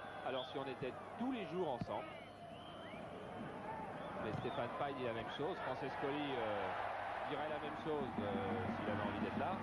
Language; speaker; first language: French; native; French